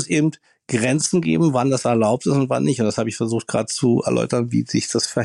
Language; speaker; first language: German; native; German